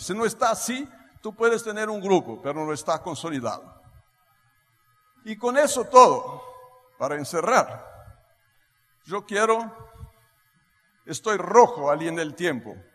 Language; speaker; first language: Spanish; non-native, fluent; Portuguese